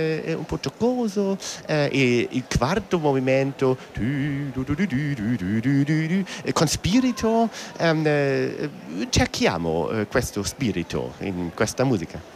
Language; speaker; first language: Italian; non-native, learner; German